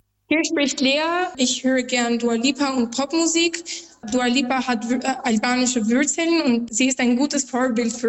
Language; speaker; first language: German; non-native, learner; Albanian